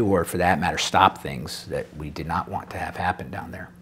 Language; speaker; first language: English; native; English